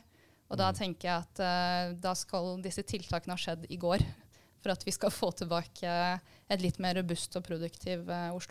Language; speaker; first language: Norwegian; native; Norwegian